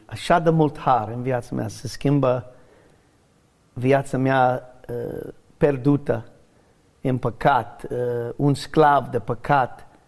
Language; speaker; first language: Romanian; non-native, learner; English